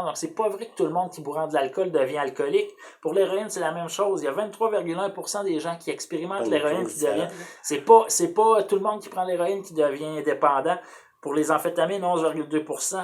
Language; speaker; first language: French; native; French